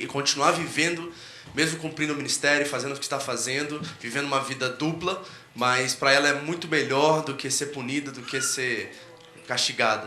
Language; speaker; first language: Portuguese; native; Portuguese